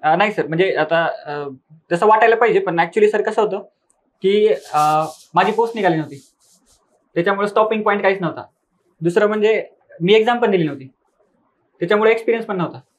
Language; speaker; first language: Marathi; native; Marathi